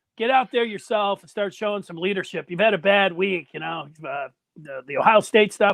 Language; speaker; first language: English; native; English